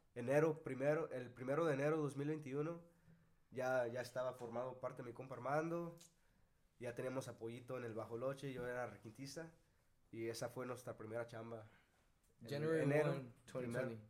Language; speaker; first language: Spanish; native; Spanish